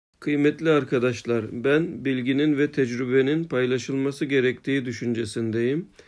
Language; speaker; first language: Turkish; early bilingual, heritage; Turkish